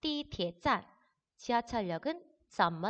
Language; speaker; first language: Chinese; non-native, fluent; Korean